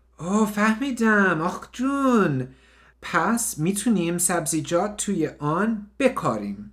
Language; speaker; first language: Persian; non-native, learner; English